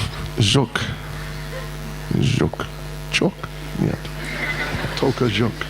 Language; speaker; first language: Russian; non-native, learner; English